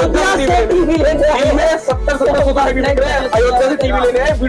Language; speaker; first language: Hindi; native; Hindi